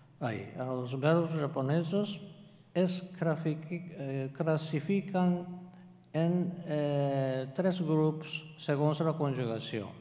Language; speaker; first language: Catalan; non-native, fluent; Japanese